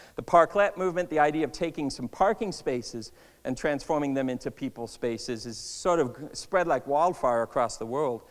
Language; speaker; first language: English; native; English